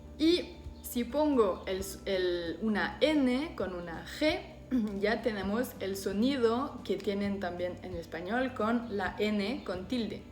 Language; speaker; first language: Spanish; non-native, fluent; French